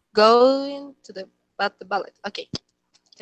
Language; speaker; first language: English; non-native, learner; Spanish